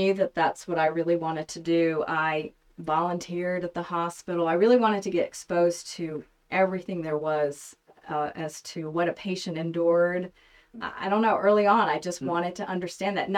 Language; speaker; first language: English; native; English